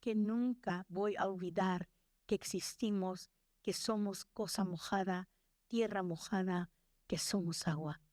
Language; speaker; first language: Spanish; early bilingual, other home language; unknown